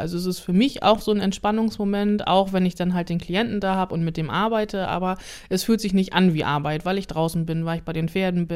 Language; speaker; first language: German; native; German